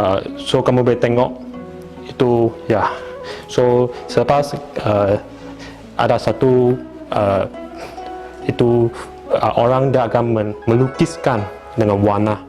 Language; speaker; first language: Indonesian; non-native, local second language; Chinese